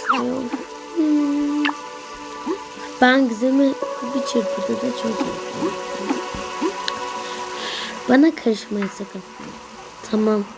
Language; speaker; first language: Turkish; native; Turkish